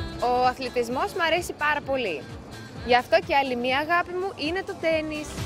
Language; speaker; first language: Greek; early bilingual, heritage; Greek